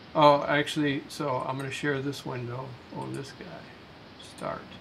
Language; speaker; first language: English; native; English